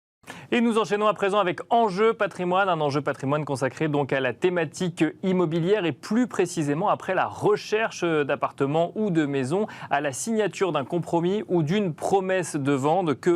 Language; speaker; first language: French; native; French